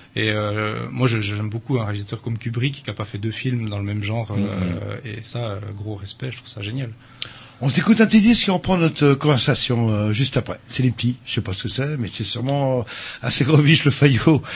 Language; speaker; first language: French; native; French